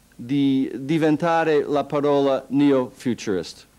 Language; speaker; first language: Italian; non-native, fluent; English